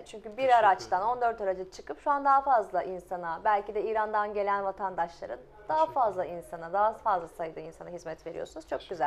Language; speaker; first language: Turkish; native; Turkish